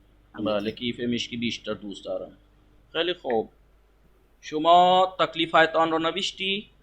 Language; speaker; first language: Persian; non-native, fluent; Urdu